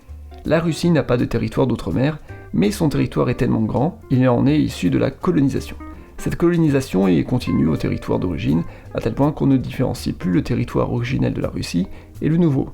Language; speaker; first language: French; native; French